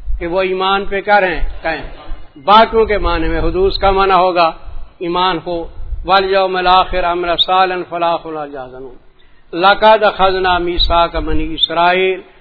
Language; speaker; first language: Urdu; non-native, local second language; Saraiki